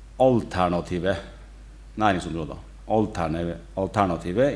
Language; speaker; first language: Norwegian; native; Norwegian